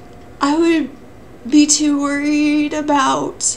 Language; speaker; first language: English; native; English